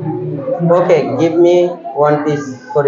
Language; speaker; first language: English; non-native, learner; Bangla